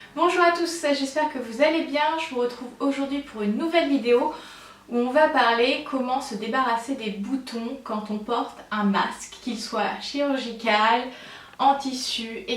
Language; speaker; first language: French; native; French